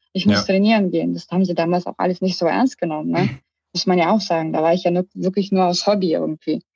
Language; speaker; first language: German; early bilingual, other home language; Russian